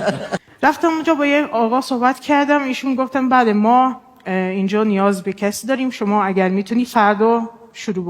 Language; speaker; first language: Persian; non-native, fluent; Portuguese